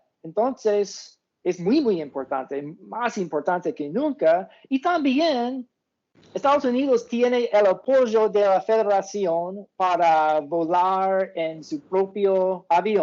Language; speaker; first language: Spanish; non-native, fluent; English